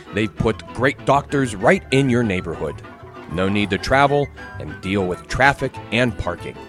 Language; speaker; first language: English; native; English